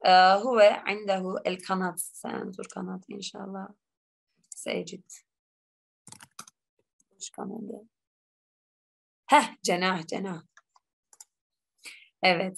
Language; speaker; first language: Arabic; non-native, learner; Turkish